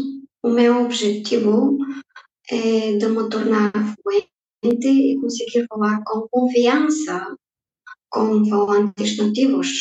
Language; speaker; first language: Portuguese; non-native, fluent; Bulgarian